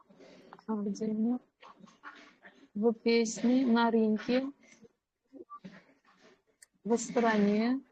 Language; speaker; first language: Russian; non-native, learner; Uzbek